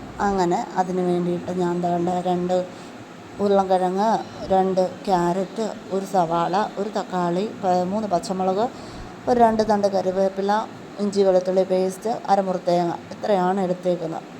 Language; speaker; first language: Malayalam; native; Malayalam